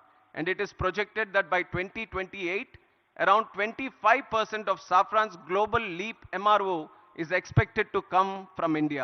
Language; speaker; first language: English; non-native, local second language; Telugu